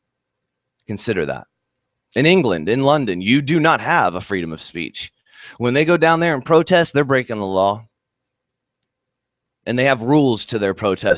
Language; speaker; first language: English; native; English